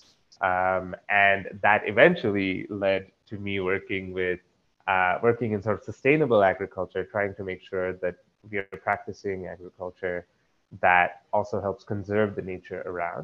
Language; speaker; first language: English; non-native, local second language; Marathi